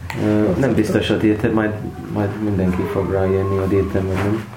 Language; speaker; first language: Hungarian; non-native, learner; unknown